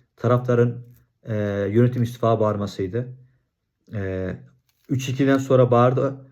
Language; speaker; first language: Turkish; non-native, fluent; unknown